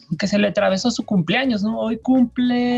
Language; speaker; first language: Spanish; native; Spanish